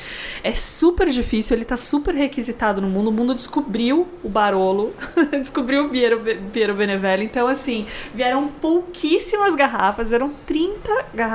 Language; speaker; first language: Portuguese; native; Portuguese